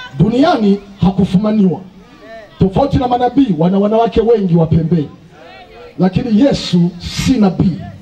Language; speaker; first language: Swahili; native; Swahili